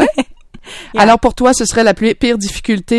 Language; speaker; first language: French; native; French